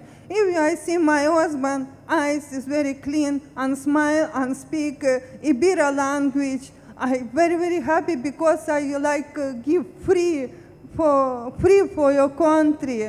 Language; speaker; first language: English; non-native, learner; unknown